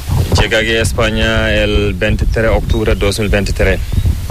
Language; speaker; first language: Spanish; non-native, learner; Fula